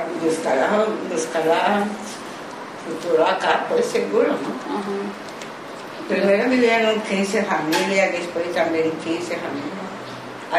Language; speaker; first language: Spanish; non-native, learner; Japanese